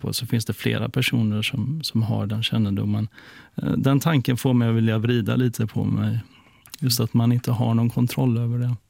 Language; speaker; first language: Swedish; native; Swedish